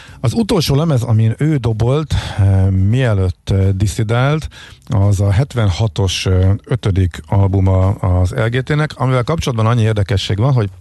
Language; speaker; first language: Hungarian; native; Hungarian